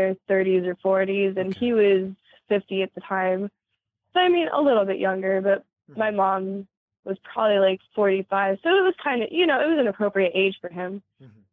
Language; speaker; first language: English; native; English